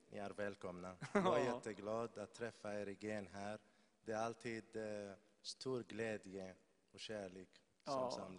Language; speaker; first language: Swedish; non-native, fluent; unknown